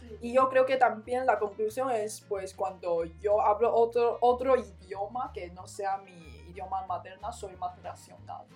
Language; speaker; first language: Spanish; non-native, learner; Chinese